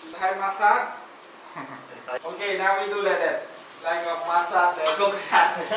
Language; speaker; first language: English; non-native, learner; Thai